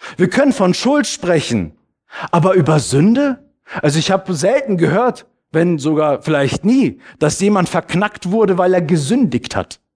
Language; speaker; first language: German; early bilingual, other home language; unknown